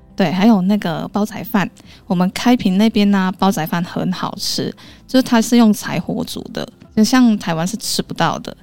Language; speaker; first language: Chinese; non-native, local second language; Cantonese